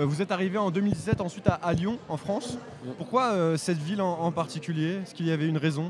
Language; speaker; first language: French; native; French